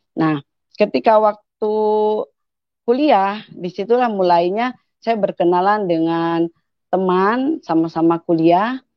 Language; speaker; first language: Indonesian; native; Indonesian